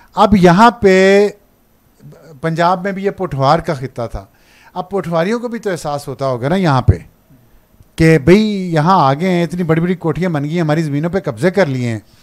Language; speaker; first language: Urdu; non-native, local second language; Punjabi